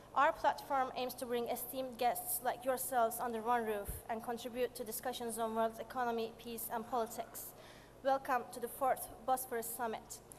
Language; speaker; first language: English; non-native, fluent; Turkish